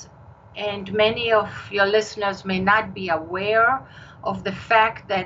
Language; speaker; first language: English; non-native, fluent; Hebrew